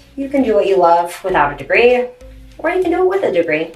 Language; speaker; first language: English; native; English